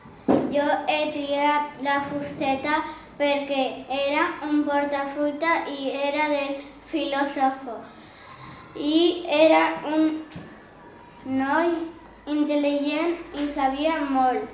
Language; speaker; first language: Catalan; early bilingual, other home language; Arabic